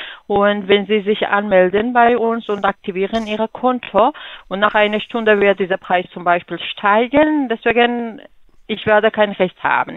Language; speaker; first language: German; non-native, fluent; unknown